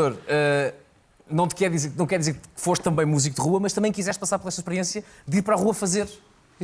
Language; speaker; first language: Portuguese; native; Portuguese